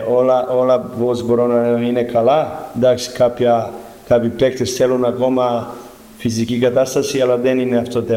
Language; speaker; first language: Greek; non-native, learner; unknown